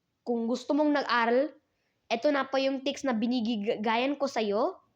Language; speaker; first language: Filipino; non-native, learner; Hindi